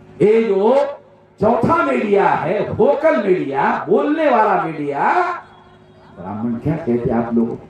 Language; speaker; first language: Hindi; non-native, local second language; Marathi